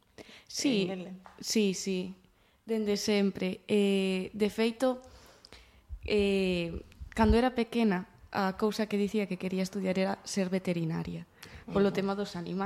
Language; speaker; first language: Galician; native; Galician